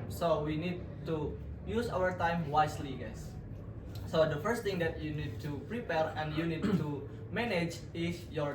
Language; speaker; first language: English; non-native, learner; Indonesian